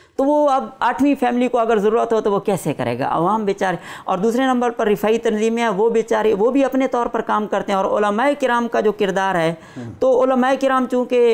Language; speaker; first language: Urdu; non-native, local second language; Saraiki